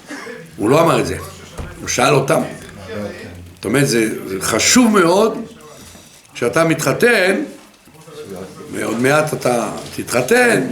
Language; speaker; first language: Hebrew; non-native, fluent; French